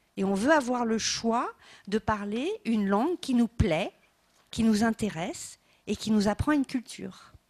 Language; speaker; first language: French; non-native, fluent; English